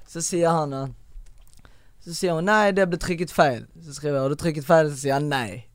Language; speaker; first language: Norwegian; native; Norwegian